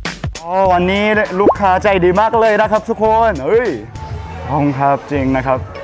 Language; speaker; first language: Thai; non-native, learner; Korean